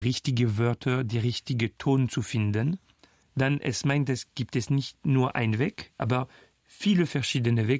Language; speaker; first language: German; non-native, fluent; French